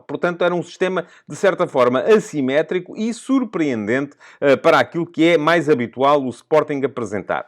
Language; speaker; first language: Portuguese; native; Portuguese